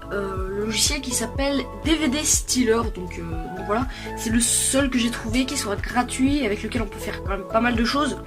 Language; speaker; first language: French; native; French